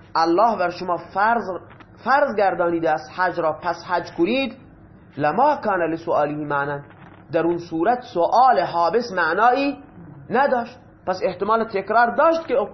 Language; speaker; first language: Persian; non-native, local second language; Baluchi